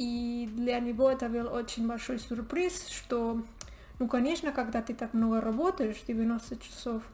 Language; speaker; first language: Russian; non-native, learner; Spanish